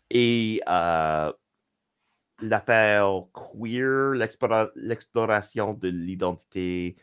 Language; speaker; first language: French; non-native, local second language; English